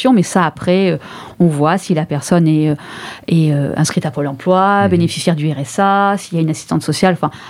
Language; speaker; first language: French; native; French